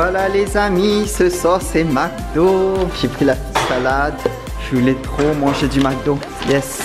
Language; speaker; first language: French; native; French